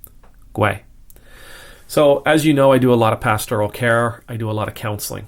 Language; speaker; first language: English; native; English